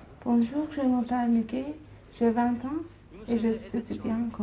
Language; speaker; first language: French; non-native, learner; Turkish